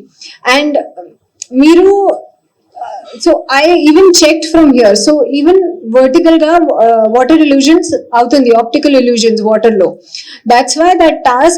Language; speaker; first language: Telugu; non-native, learner; Hindi